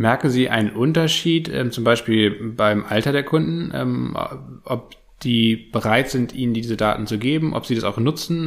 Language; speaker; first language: German; native; German